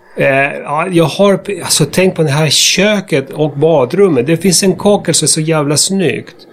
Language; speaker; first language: Swedish; non-native, fluent; Spanish